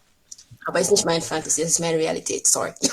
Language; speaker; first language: German; non-native, fluent; English